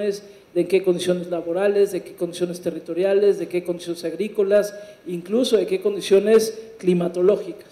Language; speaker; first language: Spanish; native; Spanish